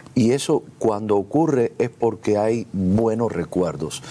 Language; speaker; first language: Spanish; native; Spanish